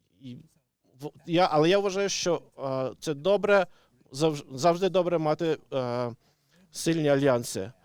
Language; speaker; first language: Ukrainian; non-native, local second language; Russian